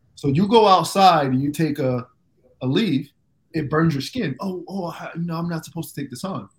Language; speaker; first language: English; native; English